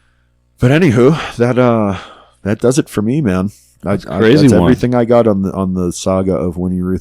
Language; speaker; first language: English; native; English